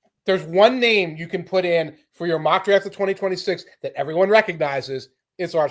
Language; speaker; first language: English; native; English